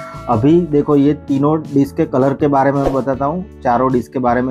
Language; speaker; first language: Hindi; native; Hindi